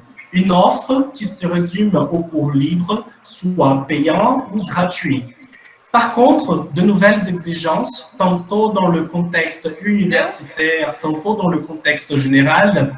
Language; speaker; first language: French; non-native, fluent; Portuguese